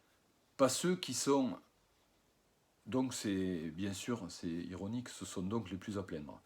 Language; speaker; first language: French; native; French